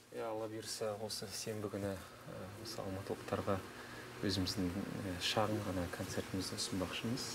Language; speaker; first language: Kazakh; native; Kazakh